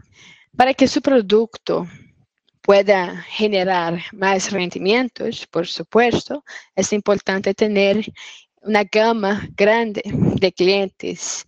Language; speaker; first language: Spanish; non-native, fluent; Portuguese